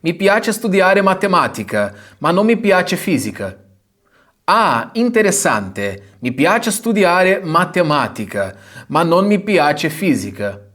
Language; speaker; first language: Italian; non-native, fluent; Portuguese